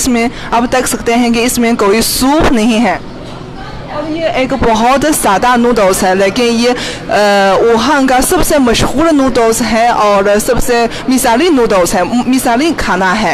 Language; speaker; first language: Hindi; non-native, fluent; Chinese